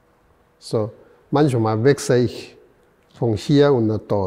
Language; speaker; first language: German; non-native, fluent; Chinese